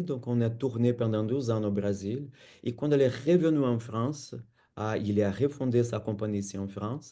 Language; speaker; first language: French; non-native, fluent; Portuguese